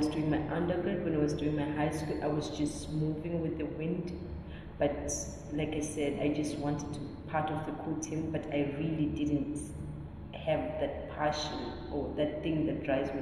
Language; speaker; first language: English; non-native, local second language; Shona